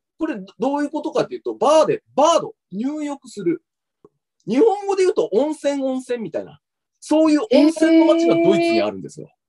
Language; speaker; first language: Japanese; native; Japanese